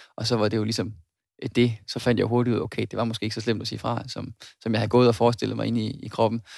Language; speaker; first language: Danish; native; Danish